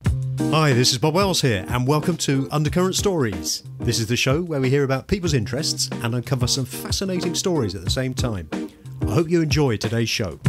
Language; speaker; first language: English; native; English